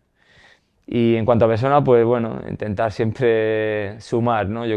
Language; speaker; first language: Spanish; native; Spanish